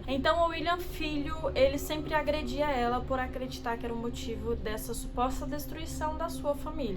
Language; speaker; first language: Portuguese; native; Portuguese